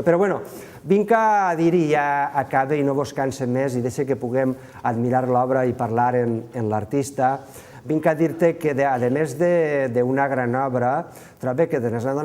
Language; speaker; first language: Catalan; native; Catalan